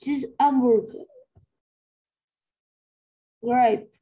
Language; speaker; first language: English; non-native, learner; Spanish